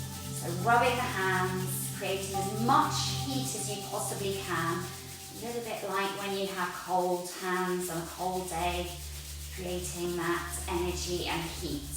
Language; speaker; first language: English; native; English